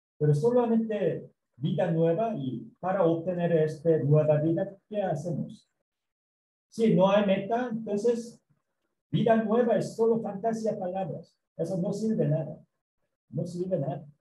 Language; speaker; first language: Spanish; non-native, learner; Korean